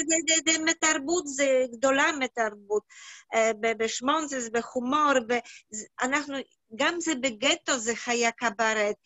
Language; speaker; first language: Hebrew; non-native, learner; Polish